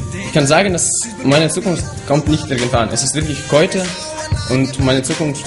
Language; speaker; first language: German; non-native, fluent; Russian